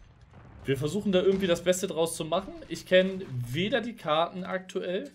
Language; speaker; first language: German; native; German